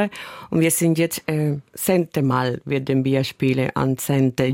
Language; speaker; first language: German; non-native, fluent; Spanish